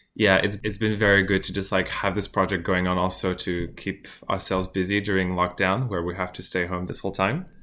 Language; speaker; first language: English; non-native, fluent; French